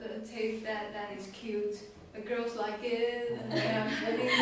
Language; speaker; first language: English; non-native, learner; Chinese